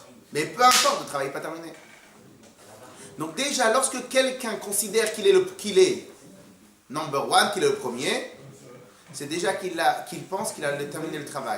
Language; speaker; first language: French; native; French